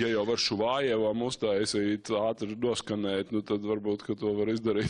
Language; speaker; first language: Latvian; native; Latvian